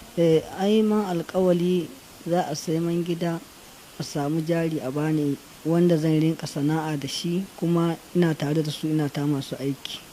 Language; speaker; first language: Hausa; non-native, local second language; Fula